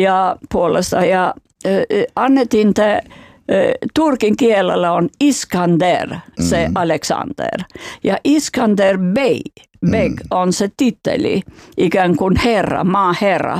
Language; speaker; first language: Finnish; non-native, fluent; Albanian